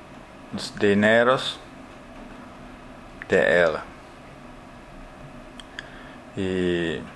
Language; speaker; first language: Spanish; non-native, learner; Portuguese